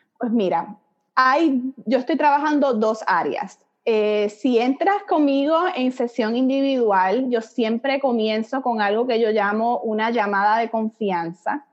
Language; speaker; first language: Spanish; native; Spanish